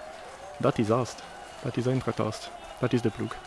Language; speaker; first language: Dutch; non-native, learner; French